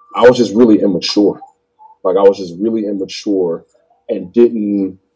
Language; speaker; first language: English; native; English